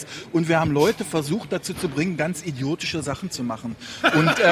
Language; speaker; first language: German; native; German